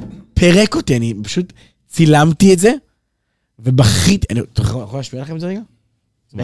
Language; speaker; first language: Hebrew; native; Hebrew